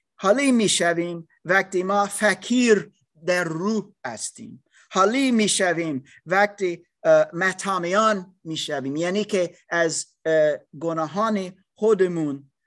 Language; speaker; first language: Persian; non-native, learner; English